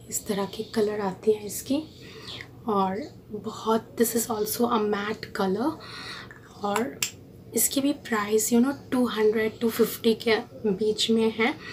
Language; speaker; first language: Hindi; non-native, local second language; Bangla